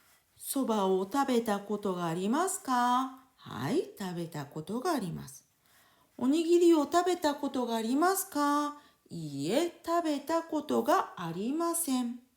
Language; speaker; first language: Japanese; non-native, fluent; French